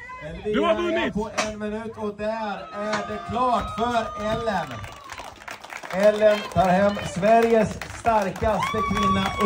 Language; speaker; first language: Swedish; native; Swedish